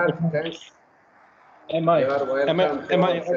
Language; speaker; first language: English; non-native, learner; Bangla